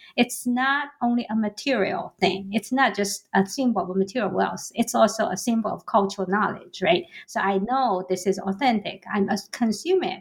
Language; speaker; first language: English; non-native, fluent; Chinese